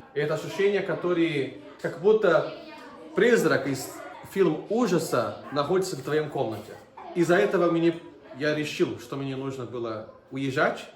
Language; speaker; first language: Russian; non-native, fluent; Portuguese